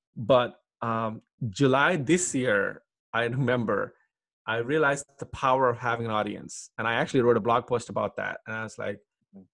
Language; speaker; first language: English; non-native, local second language; Telugu